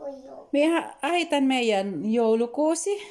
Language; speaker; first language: Finnish; non-native, learner; Filipino